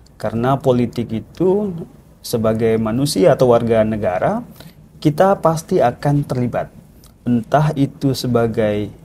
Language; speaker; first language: Indonesian; non-native, local second language; Minangkabau